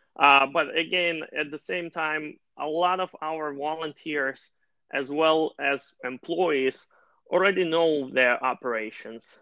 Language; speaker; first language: English; non-native, fluent; Russian